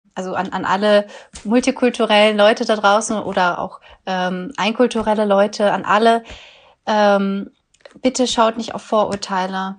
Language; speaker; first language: German; early bilingual, other home language; Russian